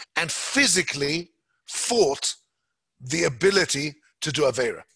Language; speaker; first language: English; native; English